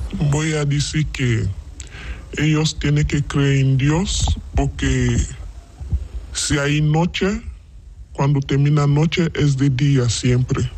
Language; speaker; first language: Spanish; non-native, learner; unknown